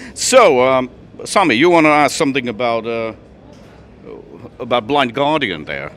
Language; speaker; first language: English; non-native, fluent; Finnish